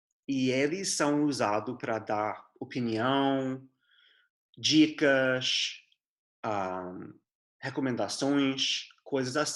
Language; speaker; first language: Portuguese; non-native, fluent; English